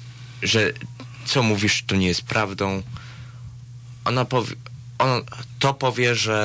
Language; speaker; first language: Polish; early bilingual, heritage; Polish